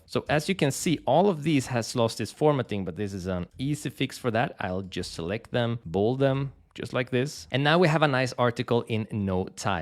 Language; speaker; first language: English; native; English